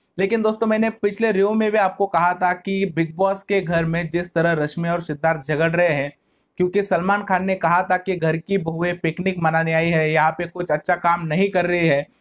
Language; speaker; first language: Hindi; non-native, local second language; Marathi